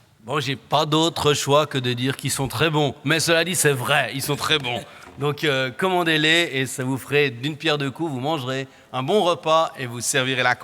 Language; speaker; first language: French; native; French